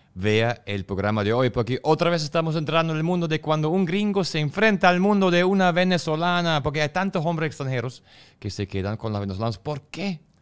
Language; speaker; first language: Spanish; non-native, fluent; German